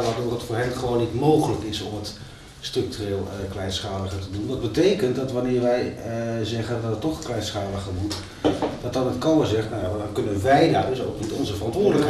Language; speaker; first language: Dutch; native; Dutch